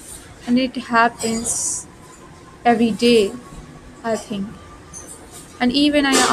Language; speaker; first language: English; non-native, learner; Bhojpuri